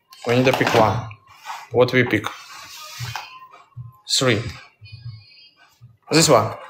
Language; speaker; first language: English; non-native, learner; Russian